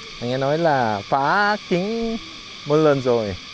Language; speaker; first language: Vietnamese; non-native, learner; Korean